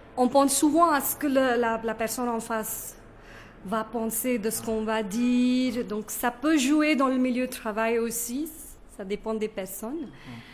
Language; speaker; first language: French; non-native, fluent; Kannada